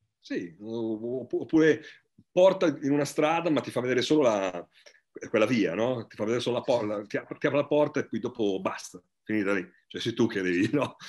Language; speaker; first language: Italian; native; Italian